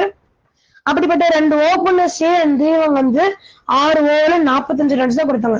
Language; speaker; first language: Tamil; native; Tamil